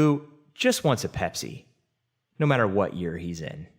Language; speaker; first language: English; native; English